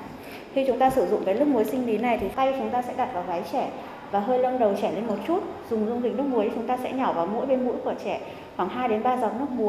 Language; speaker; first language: Vietnamese; native; Vietnamese